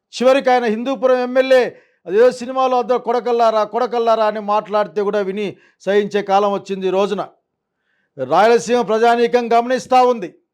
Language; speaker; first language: Telugu; native; Telugu